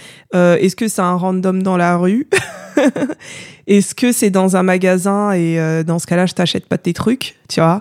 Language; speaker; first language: French; native; French